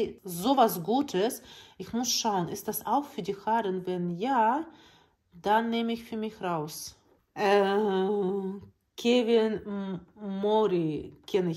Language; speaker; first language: German; non-native, learner; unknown